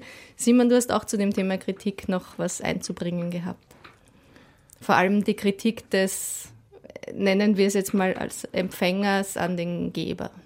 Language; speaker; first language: German; native; German